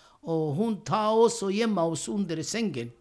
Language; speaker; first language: Swedish; non-native, learner; Romany